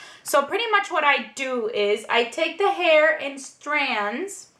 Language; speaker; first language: English; native; English